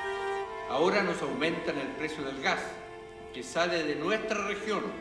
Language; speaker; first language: Spanish; native; Spanish